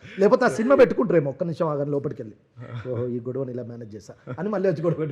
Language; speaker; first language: Telugu; native; Telugu